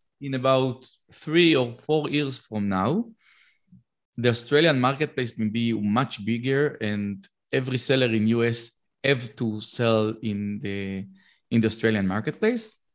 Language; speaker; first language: English; non-native, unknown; Hebrew